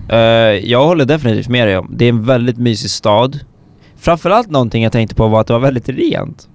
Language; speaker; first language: Swedish; native; Swedish